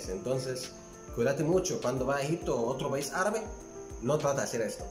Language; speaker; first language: Spanish; non-native, fluent; Arabic